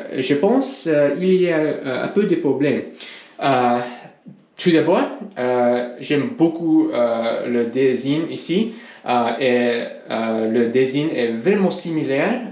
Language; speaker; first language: French; non-native, learner; English